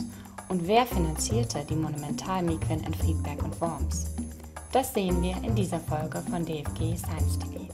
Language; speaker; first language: German; native; German